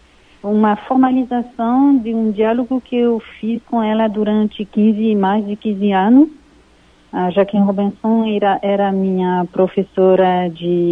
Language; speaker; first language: Portuguese; non-native, fluent; French